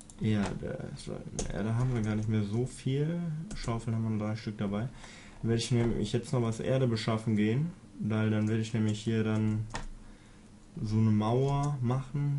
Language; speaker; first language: German; native; German